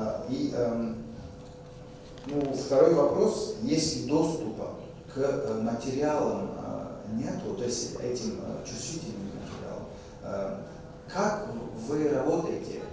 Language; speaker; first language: Russian; non-native, fluent; French